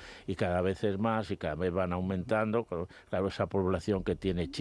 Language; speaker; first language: Spanish; native; Spanish